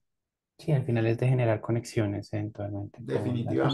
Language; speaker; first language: Spanish; native; Spanish